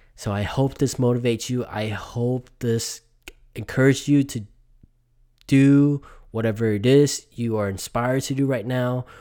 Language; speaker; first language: English; early bilingual, other home language; Vietnamese